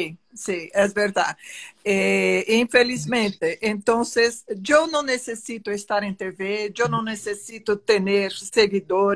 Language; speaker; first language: Spanish; non-native, fluent; Portuguese